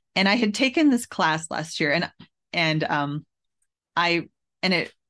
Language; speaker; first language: English; native; English